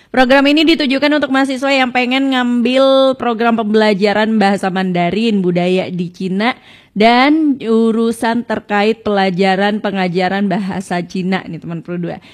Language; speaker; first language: Indonesian; native; Indonesian